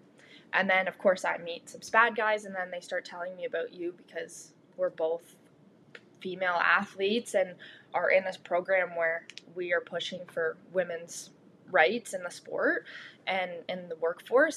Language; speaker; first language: English; native; English